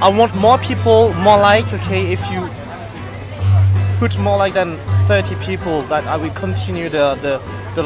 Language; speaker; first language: English; non-native, learner; French